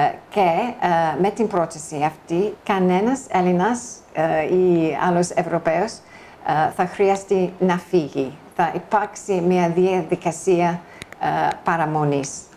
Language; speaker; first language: Greek; non-native, fluent; English